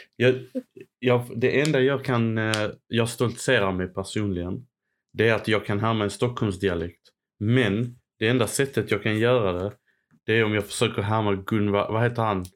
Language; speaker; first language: Swedish; early bilingual, other home language; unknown